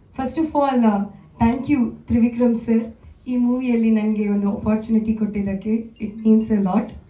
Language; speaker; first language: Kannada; native; Kannada